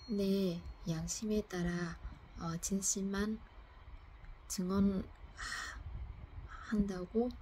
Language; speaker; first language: Korean; non-native, fluent; Vietnamese